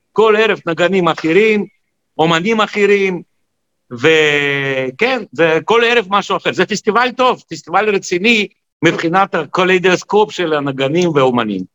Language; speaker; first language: Hebrew; non-native, fluent; Russian